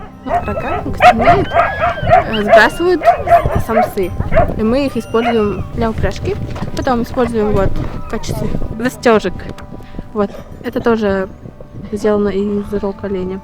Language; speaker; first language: Russian; non-native, local second language; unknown